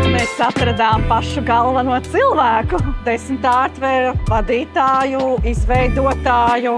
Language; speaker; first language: Latvian; native; Latvian